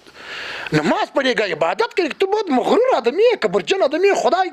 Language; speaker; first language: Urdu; non-native, learner; Pashto